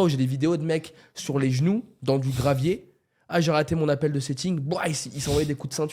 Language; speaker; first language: French; native; French